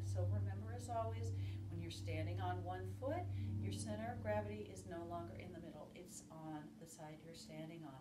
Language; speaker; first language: English; native; English